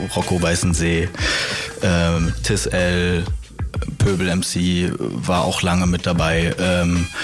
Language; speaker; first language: German; native; German